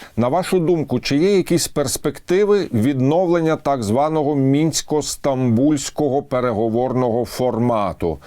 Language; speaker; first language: Ukrainian; native; Ukrainian